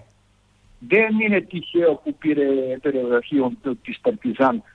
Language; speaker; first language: Greek; non-native, fluent; Serbian